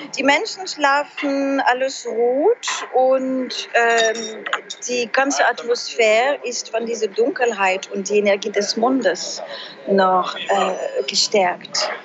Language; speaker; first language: German; non-native, fluent; French